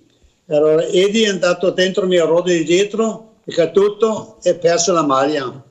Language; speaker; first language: Italian; non-native, learner; Danish